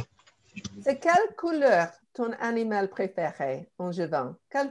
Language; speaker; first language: French; non-native, fluent; English